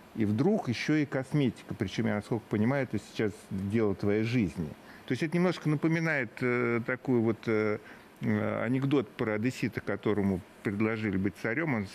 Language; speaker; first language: Russian; native; Russian